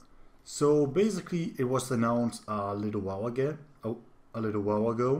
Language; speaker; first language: English; non-native, fluent; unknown